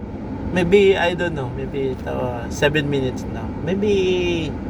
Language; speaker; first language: English; non-native, local second language; Arabic